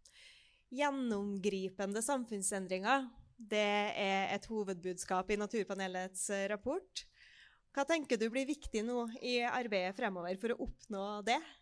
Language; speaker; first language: Norwegian; native; Norwegian